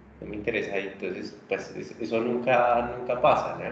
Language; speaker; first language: Spanish; native; Spanish